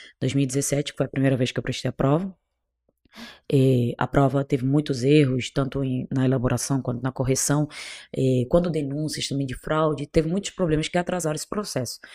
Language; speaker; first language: Portuguese; non-native, local second language; Kabuverdianu